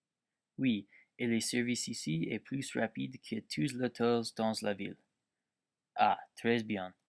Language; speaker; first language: French; non-native, learner; English